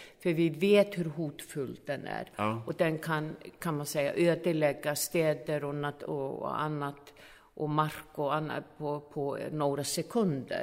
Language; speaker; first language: Swedish; non-native, fluent; Icelandic